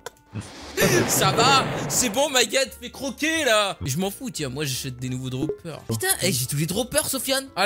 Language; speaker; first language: French; native; French